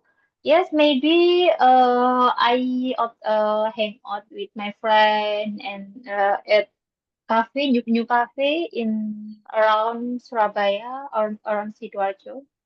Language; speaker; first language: English; non-native, learner; Indonesian